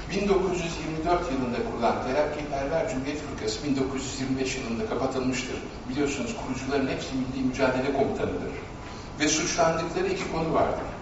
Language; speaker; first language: Turkish; native; Turkish